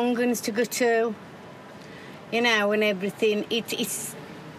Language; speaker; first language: English; non-native, local second language; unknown